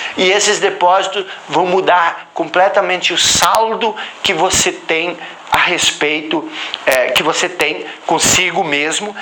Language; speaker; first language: Portuguese; non-native, local second language; German